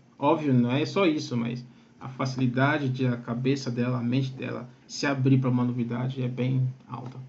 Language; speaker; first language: Portuguese; non-native, fluent; Akan